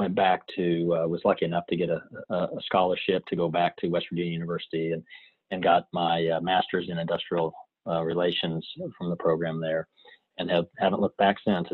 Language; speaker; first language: English; native; English